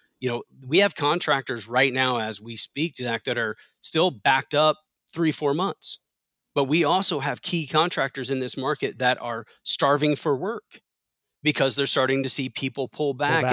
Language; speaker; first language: English; native; English